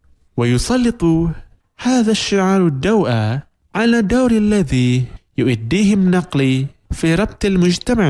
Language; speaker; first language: Arabic; non-native, fluent; Indonesian